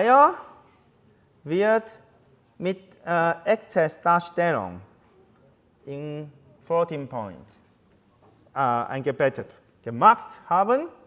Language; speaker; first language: German; non-native, fluent; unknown